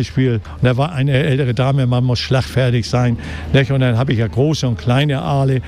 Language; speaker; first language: German; native; German